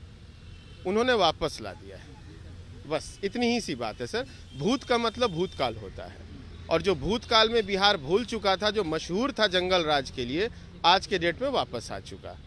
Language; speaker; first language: Hindi; native; Hindi